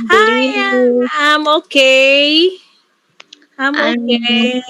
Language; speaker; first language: English; non-native, learner; Indonesian